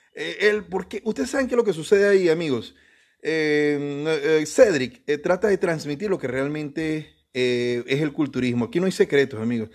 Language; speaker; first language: Spanish; native; Spanish